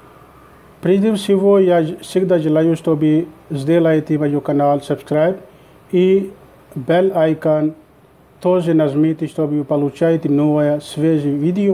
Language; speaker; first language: Russian; non-native, learner; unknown